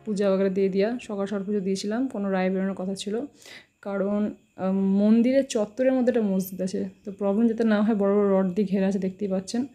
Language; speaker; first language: Hindi; non-native, local second language; Bangla